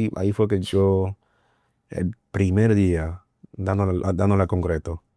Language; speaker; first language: Spanish; early bilingual, heritage; Spanish